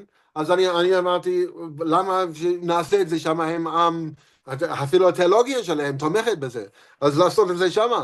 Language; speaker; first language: Hebrew; non-native, fluent; English